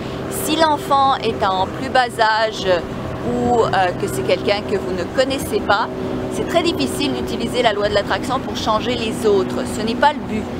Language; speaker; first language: French; native; French